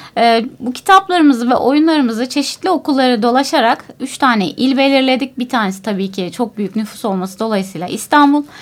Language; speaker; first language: Turkish; native; Turkish